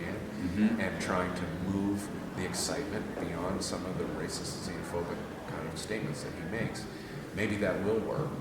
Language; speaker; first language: English; native; English